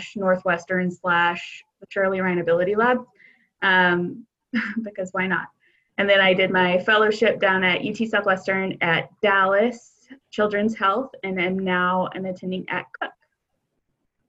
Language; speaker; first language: English; native; English